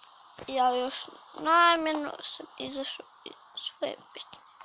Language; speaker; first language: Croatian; early bilingual, heritage; Bosnian